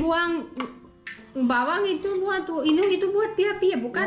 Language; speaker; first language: Indonesian; non-native, learner; Serbian